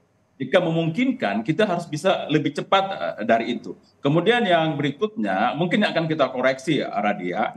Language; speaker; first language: Indonesian; native; Indonesian